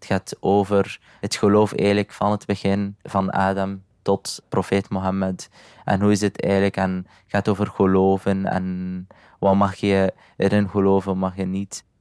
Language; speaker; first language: Dutch; non-native, fluent; Arabic